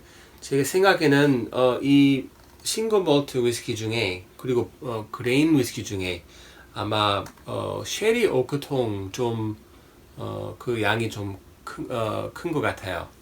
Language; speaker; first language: Korean; non-native, fluent; English